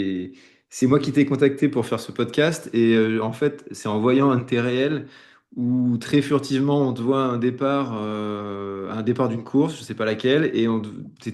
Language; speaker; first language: French; native; French